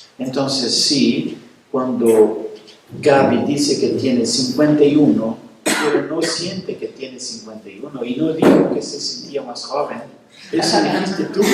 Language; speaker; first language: Spanish; non-native, fluent; Portuguese